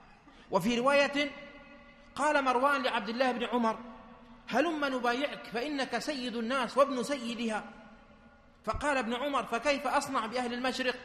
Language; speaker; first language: Arabic; native; Arabic